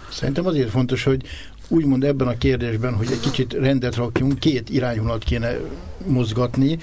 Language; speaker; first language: Hungarian; native; Hungarian